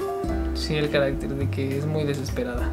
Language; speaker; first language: Spanish; native; Spanish